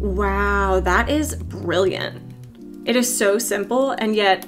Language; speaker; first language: English; native; English